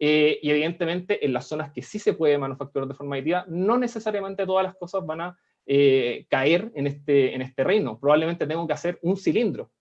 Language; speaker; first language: Spanish; native; Spanish